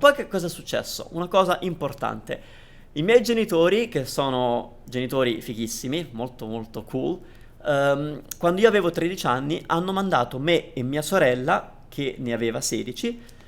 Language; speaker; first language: Italian; native; Italian